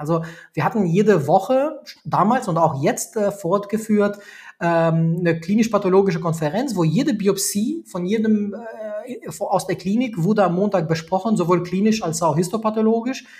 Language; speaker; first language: German; non-native, fluent; Albanian